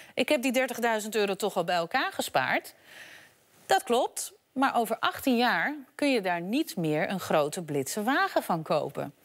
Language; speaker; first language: Dutch; native; Dutch